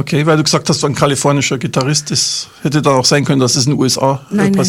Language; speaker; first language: German; native; German